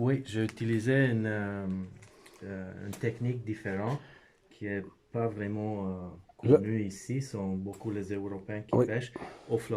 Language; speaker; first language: French; non-native, fluent; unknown